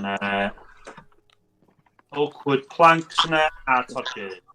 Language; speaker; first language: Welsh; native; Welsh